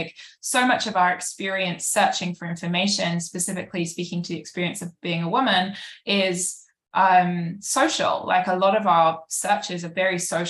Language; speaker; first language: English; native; English